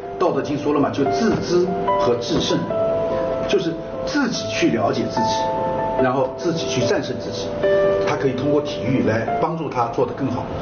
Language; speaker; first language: Chinese; native; Chinese